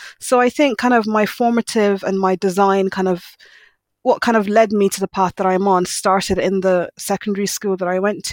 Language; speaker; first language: English; native; English